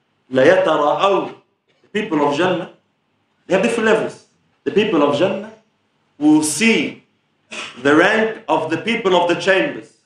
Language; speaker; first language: English; early bilingual, other home language; Arabic